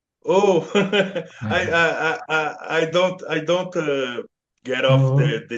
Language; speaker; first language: English; non-native, learner; Portuguese